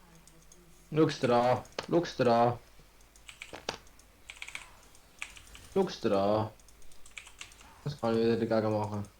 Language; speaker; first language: German; native; German